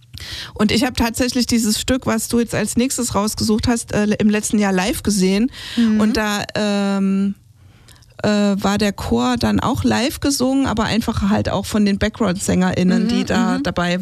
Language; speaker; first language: German; native; German